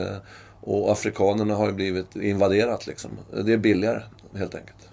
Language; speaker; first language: Swedish; native; Swedish